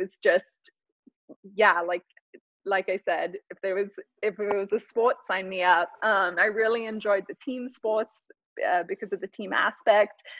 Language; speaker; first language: English; native; English